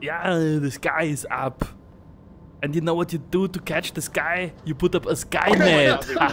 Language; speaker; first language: English; non-native, fluent; German